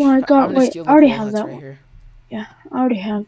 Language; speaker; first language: English; native; English